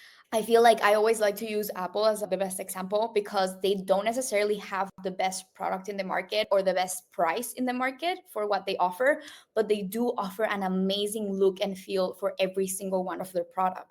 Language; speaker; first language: English; non-native, local second language; Spanish